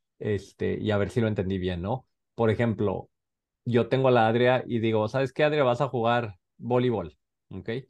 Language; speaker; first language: Spanish; native; Spanish